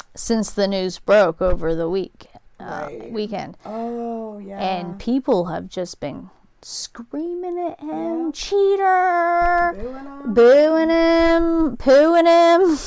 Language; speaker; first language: English; native; English